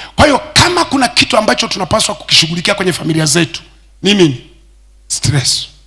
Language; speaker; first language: Swahili; native; Swahili